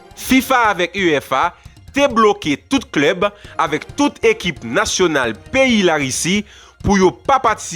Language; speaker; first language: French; non-native, local second language; Haitian Creole